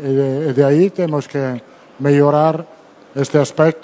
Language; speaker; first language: Portuguese; non-native, learner; Spanish